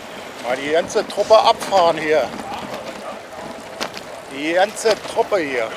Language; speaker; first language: German; native; German